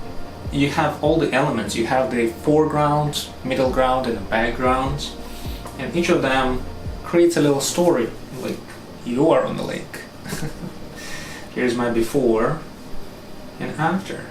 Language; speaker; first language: English; non-native, fluent; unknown